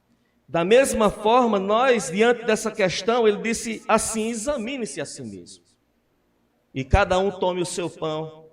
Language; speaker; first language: Portuguese; native; Portuguese